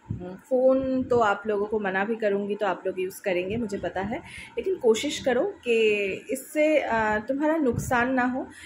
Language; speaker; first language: Hindi; non-native, local second language; Bangla